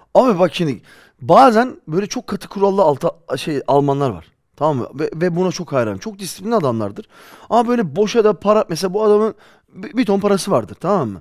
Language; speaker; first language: Turkish; early bilingual, heritage; Turkish